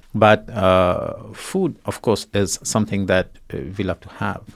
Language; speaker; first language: English; non-native, local second language; Hindi